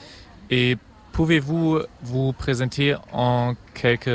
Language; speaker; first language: French; non-native, fluent; German